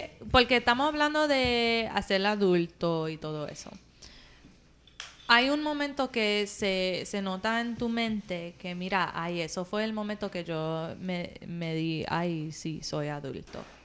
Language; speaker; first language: Spanish; early bilingual, heritage; Spanish